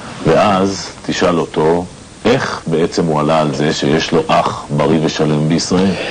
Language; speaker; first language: Hebrew; native; Hebrew